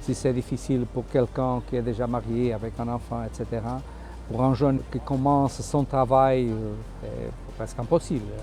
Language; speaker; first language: French; non-native, fluent; Portuguese